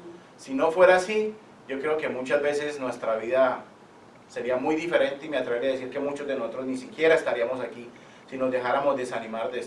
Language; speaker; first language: Spanish; native; Spanish